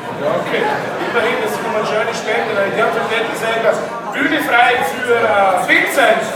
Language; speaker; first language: German; native; German